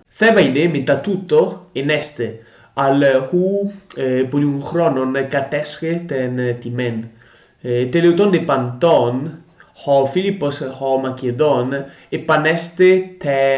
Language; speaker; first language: Greek; non-native, learner; Italian